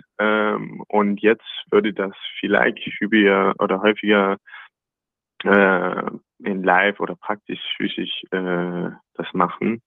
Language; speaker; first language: German; non-native, learner; Danish